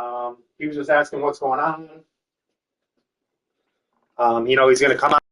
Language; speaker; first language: English; native; English